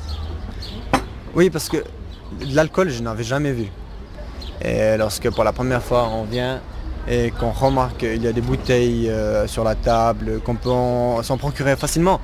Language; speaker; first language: French; early bilingual, other home language; Kurdish